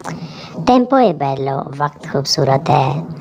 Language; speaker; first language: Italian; non-native, learner; Urdu